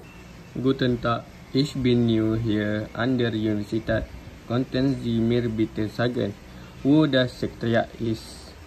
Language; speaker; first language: German; non-native, learner; Malay